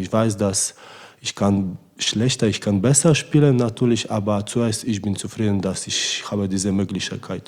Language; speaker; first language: German; non-native, learner; Polish